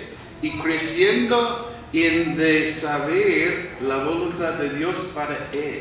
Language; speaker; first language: Spanish; non-native, fluent; English